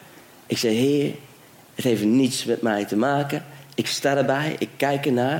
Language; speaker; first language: Dutch; native; Dutch